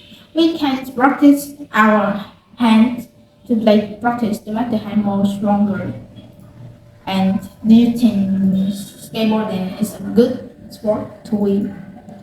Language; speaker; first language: English; non-native, learner; Vietnamese